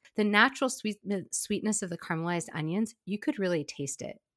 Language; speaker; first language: English; early bilingual, other home language; Ukrainian